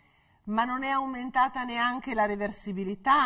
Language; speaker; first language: Italian; native; Italian